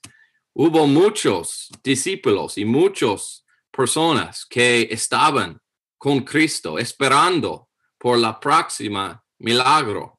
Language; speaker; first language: Spanish; non-native, fluent; English